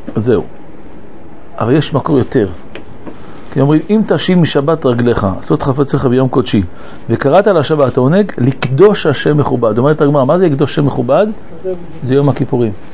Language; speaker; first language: Hebrew; early bilingual, other home language; French